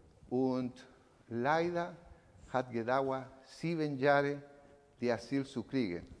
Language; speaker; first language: German; non-native, learner; Spanish